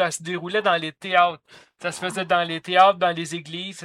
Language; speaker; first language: French; native; French